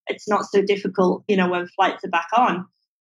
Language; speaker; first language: English; native; English